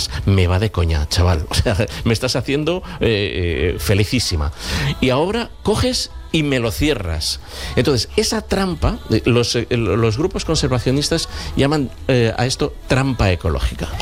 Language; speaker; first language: Spanish; native; Spanish